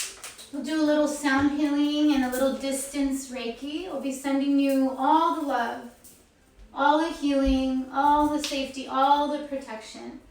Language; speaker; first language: English; native; English